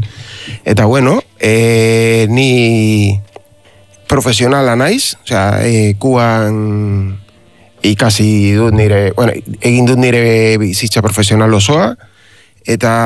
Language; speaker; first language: Basque; non-native, learner; Spanish